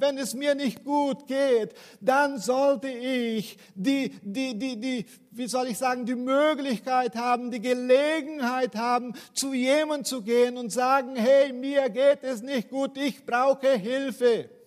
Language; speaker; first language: German; non-native, fluent; Portuguese